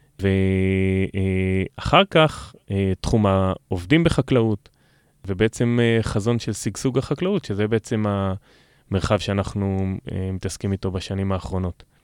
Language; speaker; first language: Hebrew; native; Hebrew